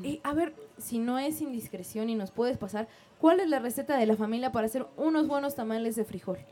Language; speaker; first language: Spanish; native; Spanish